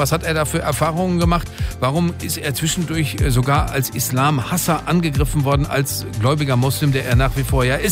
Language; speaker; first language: German; native; German